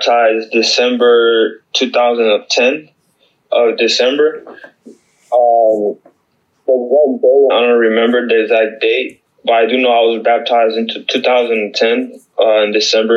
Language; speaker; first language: English; native; English